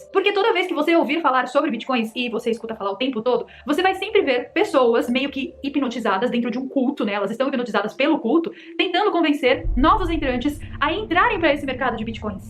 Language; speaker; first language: Portuguese; native; Portuguese